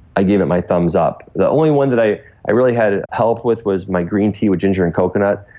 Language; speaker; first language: English; native; English